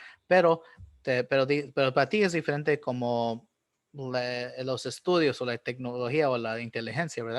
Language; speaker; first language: Spanish; early bilingual, heritage; Spanish